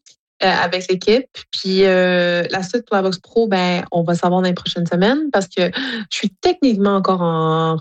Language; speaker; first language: French; native; French